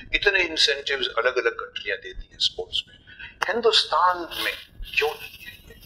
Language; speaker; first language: Hindi; native; Hindi